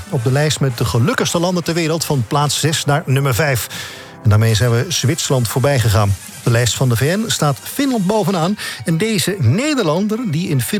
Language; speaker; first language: Dutch; native; Dutch